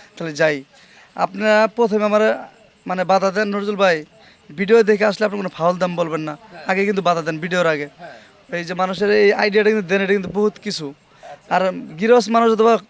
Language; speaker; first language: Bangla; native; Bangla